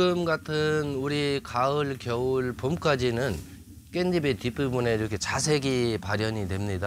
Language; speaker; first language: Korean; native; Korean